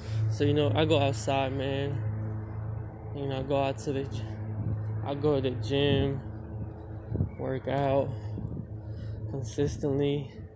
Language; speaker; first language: English; early bilingual, other home language; Spanish